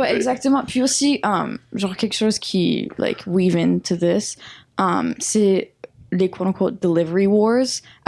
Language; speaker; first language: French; non-native, local second language; English